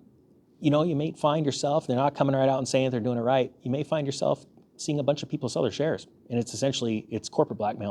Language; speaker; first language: English; native; English